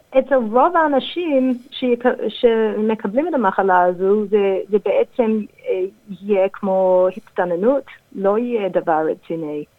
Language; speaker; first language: Hebrew; non-native, fluent; English